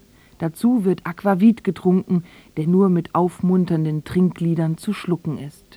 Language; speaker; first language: German; native; German